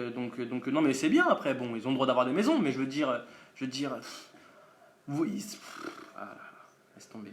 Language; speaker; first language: French; native; French